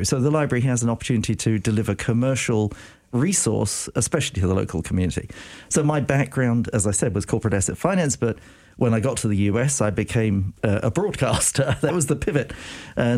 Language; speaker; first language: English; native; English